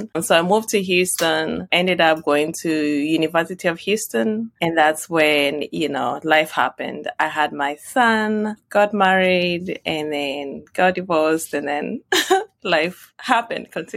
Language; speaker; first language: English; non-native, local second language; Swahili